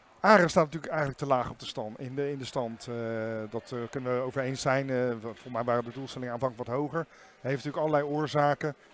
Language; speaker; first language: Dutch; native; Dutch